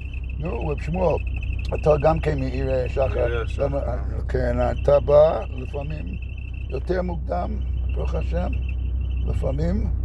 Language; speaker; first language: Hebrew; non-native, fluent; English